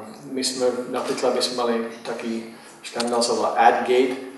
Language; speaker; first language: Slovak; non-native, fluent; English